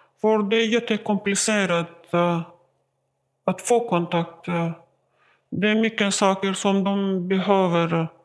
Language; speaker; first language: Swedish; non-native, learner; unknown